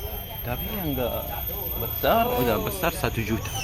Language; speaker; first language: Indonesian; non-native, learner; Arabic